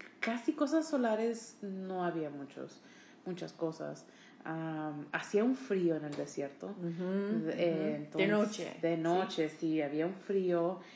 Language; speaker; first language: Spanish; early bilingual, heritage; Spanish